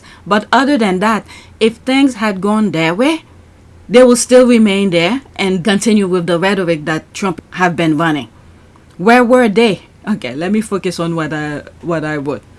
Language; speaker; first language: English; native; English